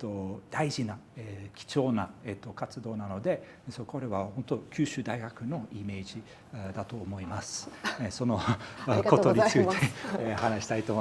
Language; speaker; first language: Japanese; non-native, fluent; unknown